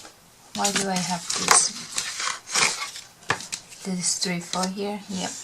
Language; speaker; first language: English; non-native, learner; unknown